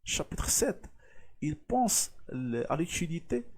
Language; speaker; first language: French; non-native, local second language; Arabic